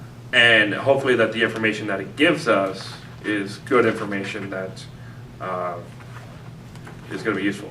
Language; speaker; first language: English; native; English